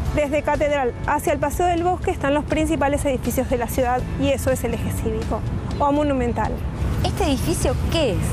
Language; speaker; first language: Spanish; native; Spanish